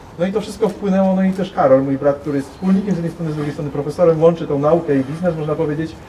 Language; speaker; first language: Polish; native; Polish